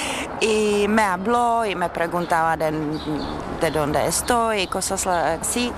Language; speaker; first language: Spanish; non-native, fluent; Czech